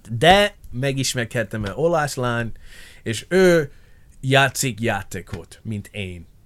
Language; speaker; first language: Hungarian; non-native, learner; English